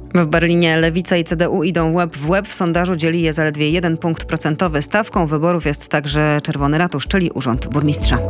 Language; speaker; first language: Polish; native; Polish